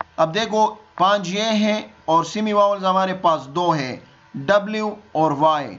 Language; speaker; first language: Urdu; non-native, local second language; Pashto